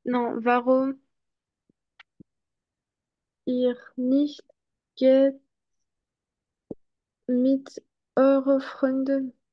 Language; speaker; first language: German; non-native, learner; French